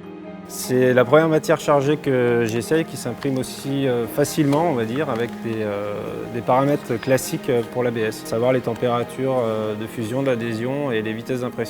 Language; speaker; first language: French; native; French